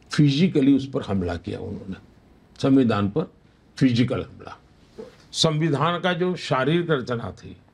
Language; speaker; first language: Hindi; non-native, local second language; Gujarati